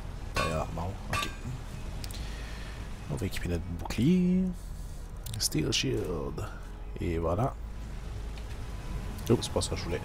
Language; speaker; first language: French; native; French